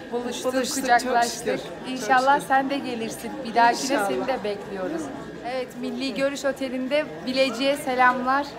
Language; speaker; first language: Turkish; native; Turkish